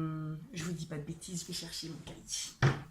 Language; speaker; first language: French; native; French